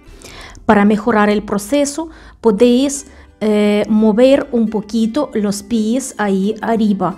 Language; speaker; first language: Spanish; non-native, fluent; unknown